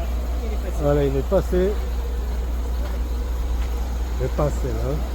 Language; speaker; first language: French; early bilingual, heritage; Vietnamese